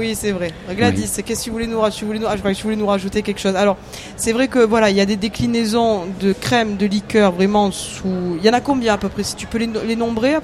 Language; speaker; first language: French; native; French